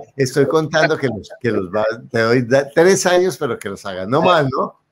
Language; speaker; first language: Spanish; native; Spanish